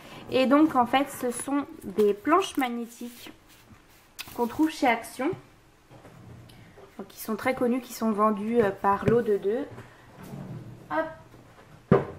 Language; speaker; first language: French; native; French